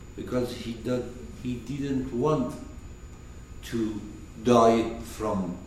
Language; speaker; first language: English; non-native, fluent; Persian